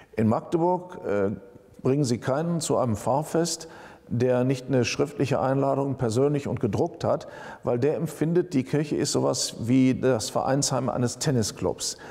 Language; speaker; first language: German; native; German